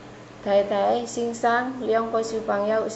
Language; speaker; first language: Cantonese; non-native, learner; Indonesian